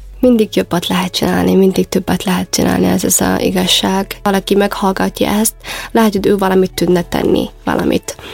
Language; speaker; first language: Hungarian; non-native, fluent; Somali